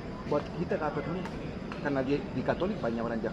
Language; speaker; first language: Indonesian; non-native, fluent; Spanish